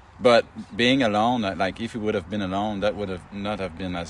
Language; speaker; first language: English; non-native, fluent; French